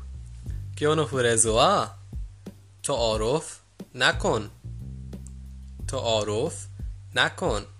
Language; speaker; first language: Japanese; non-native, fluent; Persian